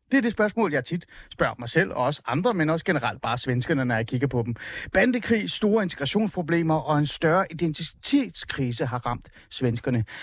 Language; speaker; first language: Danish; early bilingual, other home language; Persian